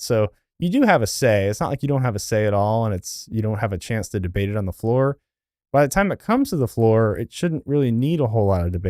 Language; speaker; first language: English; native; English